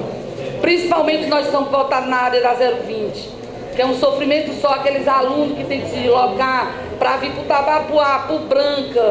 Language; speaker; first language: Portuguese; native; Portuguese